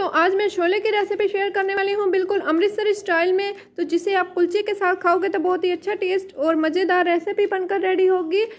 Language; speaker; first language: Hindi; non-native, local second language; Punjabi